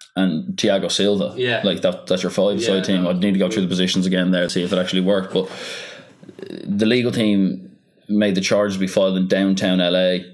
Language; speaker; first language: English; native; English